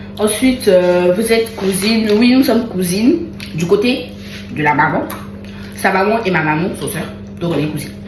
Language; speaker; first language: French; native; French